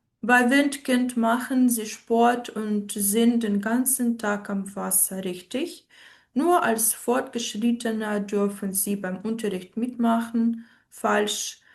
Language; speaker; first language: German; non-native, fluent; Ukrainian